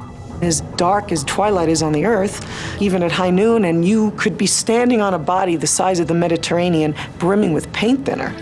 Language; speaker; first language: English; native; English